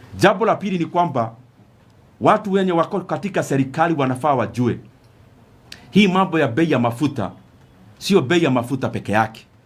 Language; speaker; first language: Swahili; non-native, local second language; Kikuyu